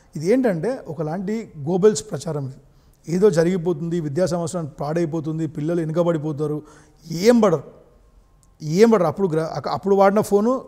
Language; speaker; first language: Telugu; native; Telugu